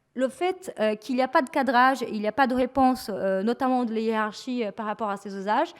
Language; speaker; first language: French; non-native, fluent; Portuguese